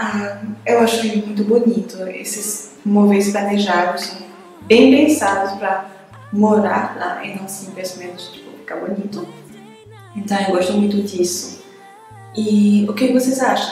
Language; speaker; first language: Portuguese; non-native, fluent; French